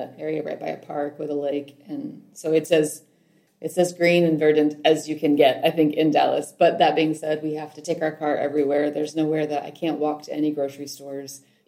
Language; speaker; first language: English; native; English